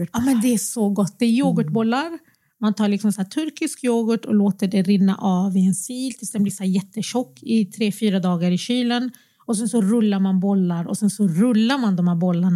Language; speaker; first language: Swedish; early bilingual, other home language; Arabic